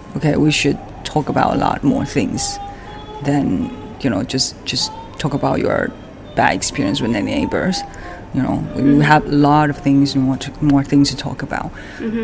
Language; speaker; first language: English; non-native, fluent; Chinese